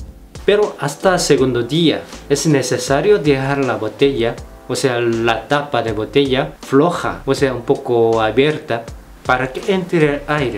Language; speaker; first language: Spanish; non-native, fluent; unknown